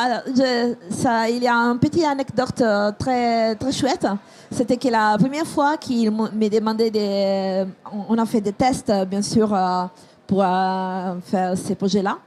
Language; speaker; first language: French; non-native, fluent; Italian